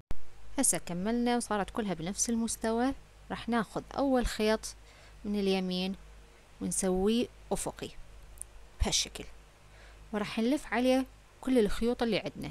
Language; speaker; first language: Arabic; native; Arabic